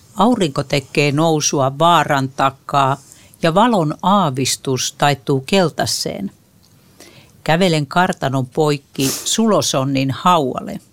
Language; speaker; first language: Finnish; native; Finnish